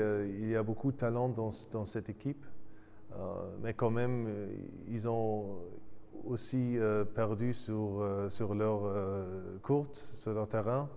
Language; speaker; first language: French; non-native, fluent; German